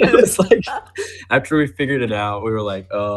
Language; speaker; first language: English; native; English